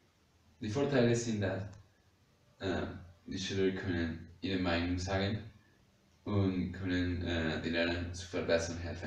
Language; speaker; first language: German; non-native, learner; Spanish